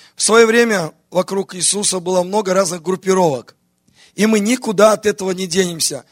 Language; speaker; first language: Russian; native; Russian